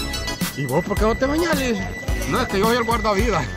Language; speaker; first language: Spanish; native; Spanish